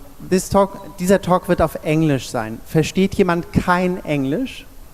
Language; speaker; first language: German; native; German